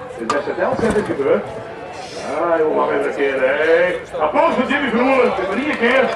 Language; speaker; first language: Dutch; native; Dutch